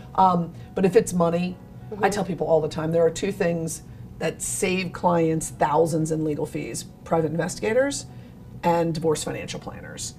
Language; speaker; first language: English; native; English